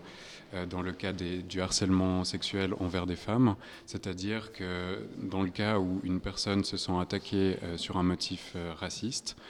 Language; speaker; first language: French; native; French